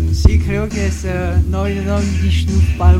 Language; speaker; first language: Spanish; non-native, learner; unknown